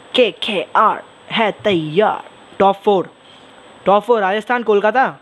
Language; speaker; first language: Hindi; non-native, local second language; Bangla